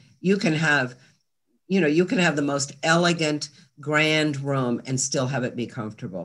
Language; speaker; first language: English; native; English